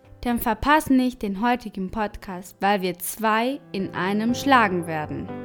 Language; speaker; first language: German; non-native, fluent; Spanish